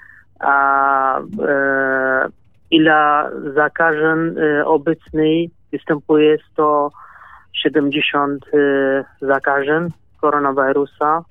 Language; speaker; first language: Polish; non-native, learner; Kurdish